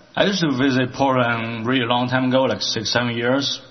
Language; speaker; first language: English; non-native, learner; Chinese